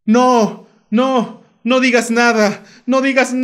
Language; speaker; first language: Spanish; native; Spanish